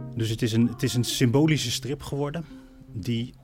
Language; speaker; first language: Dutch; native; Dutch